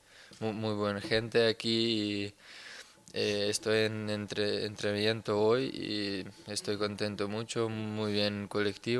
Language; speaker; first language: Spanish; non-native, learner; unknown